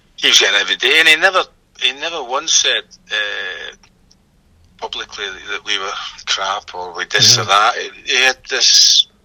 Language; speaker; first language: English; native; English